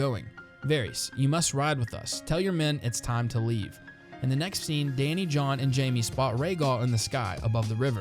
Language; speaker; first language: English; native; English